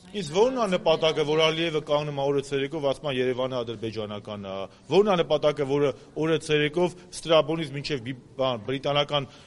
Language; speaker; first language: Armenian; native; Armenian